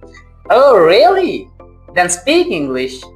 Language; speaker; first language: English; non-native, local second language; Urdu